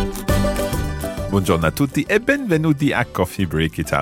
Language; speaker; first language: Italian; non-native, fluent; English